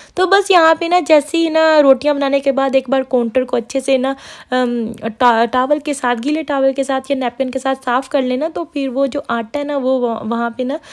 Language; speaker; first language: Urdu; non-native, local second language; Punjabi